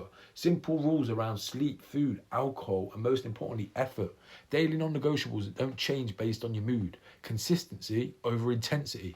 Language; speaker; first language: English; native; English